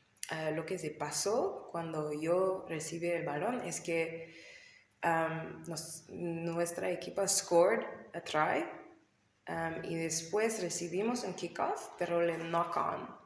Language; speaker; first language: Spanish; non-native, learner; English